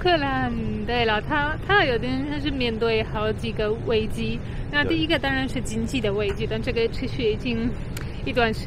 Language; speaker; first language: Chinese; non-native, fluent; Polish